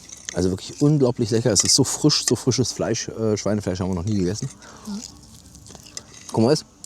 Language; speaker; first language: German; native; German